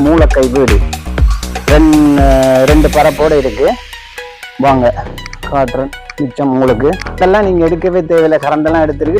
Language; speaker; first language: Tamil; native; Tamil